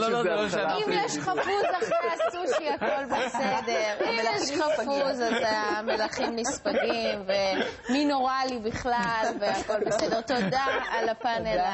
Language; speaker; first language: Hebrew; native; Hebrew